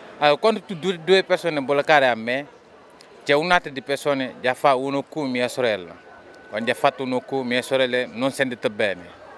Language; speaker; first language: Italian; non-native, learner; Wolof